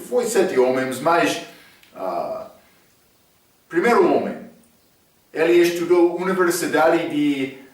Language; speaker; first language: Portuguese; non-native, fluent; English